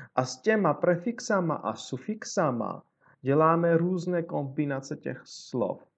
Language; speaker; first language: Czech; non-native, fluent; Georgian